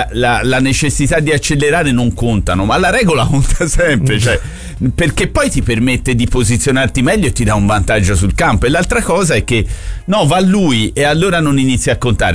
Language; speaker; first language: Italian; native; Italian